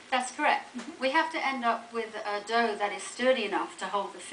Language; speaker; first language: English; native; English